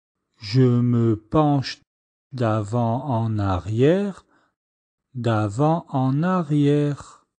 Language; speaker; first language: French; non-native, fluent; Chinese